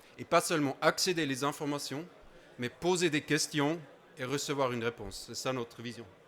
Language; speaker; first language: French; non-native, local second language; German